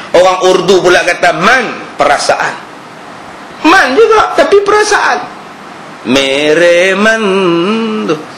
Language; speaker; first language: Malay; native; Malay